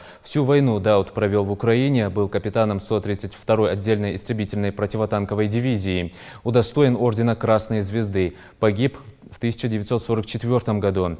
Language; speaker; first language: Russian; native; Russian